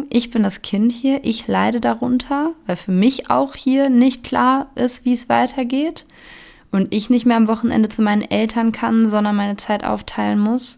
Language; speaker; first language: German; native; German